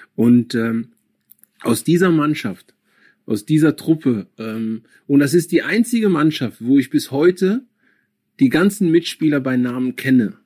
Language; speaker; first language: German; early bilingual, other home language; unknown